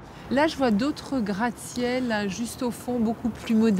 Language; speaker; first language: French; native; French